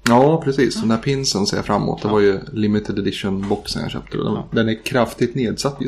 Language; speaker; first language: Swedish; native; Swedish